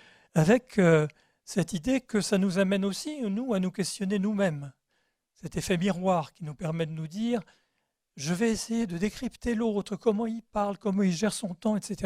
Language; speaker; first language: French; native; French